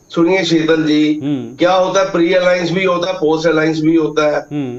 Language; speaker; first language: Hindi; native; Hindi